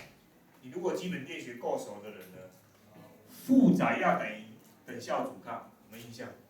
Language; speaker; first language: Chinese; native; Chinese